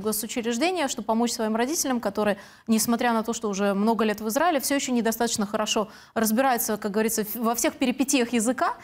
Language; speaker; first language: Russian; native; Russian